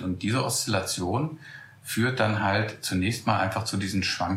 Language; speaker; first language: German; native; German